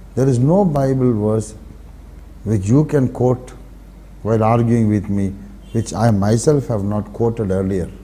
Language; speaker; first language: English; non-native, local second language; Telugu